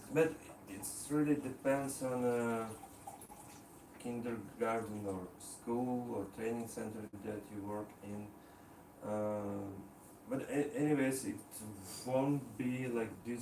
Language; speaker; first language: English; non-native, learner; Russian